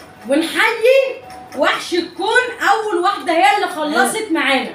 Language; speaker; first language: Arabic; native; Arabic